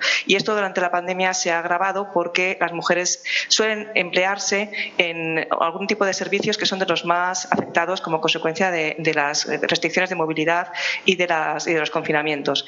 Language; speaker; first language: Spanish; native; Spanish